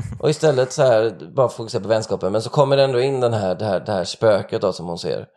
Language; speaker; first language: Swedish; native; Swedish